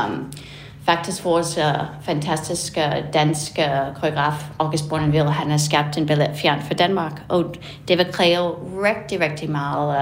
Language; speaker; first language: Danish; non-native, fluent; English